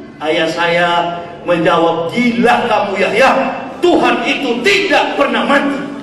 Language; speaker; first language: Indonesian; native; Indonesian